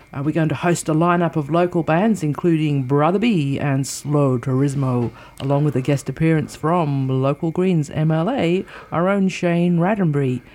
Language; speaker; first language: English; native; English